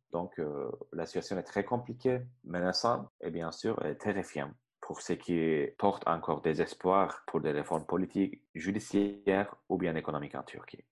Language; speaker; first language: French; non-native, fluent; Turkish